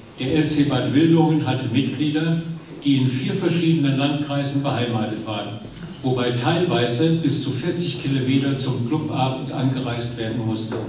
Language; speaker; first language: German; native; German